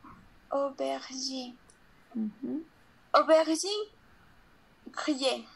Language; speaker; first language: French; non-native, learner; Spanish